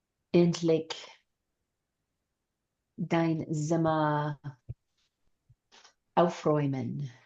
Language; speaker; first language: German; non-native, learner; English